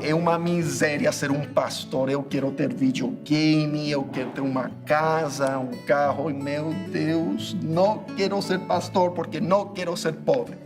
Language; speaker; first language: Portuguese; non-native, fluent; English